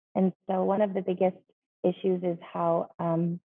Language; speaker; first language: English; native; English